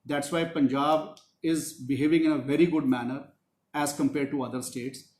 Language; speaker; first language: English; non-native, local second language; Punjabi